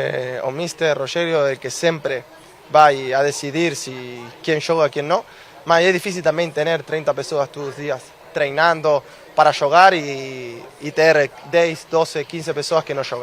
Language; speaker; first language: Portuguese; non-native, fluent; Spanish